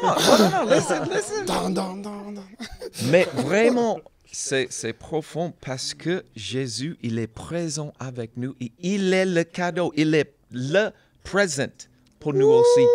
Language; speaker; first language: French; non-native, learner; English